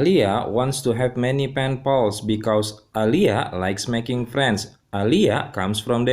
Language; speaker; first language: English; non-native, learner; Indonesian